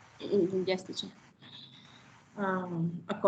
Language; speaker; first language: English; non-native, learner; Spanish